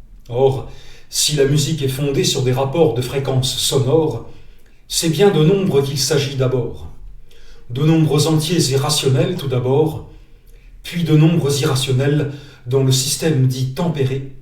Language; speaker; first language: French; native; French